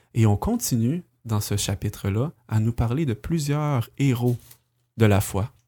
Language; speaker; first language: French; native; French